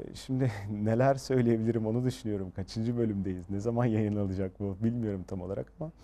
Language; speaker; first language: Turkish; early bilingual, heritage; Turkish